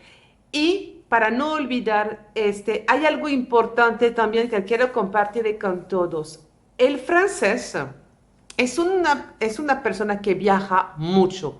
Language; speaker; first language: Spanish; native; Spanish